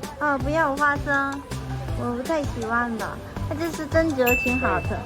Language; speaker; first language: Chinese; non-native, learner; Korean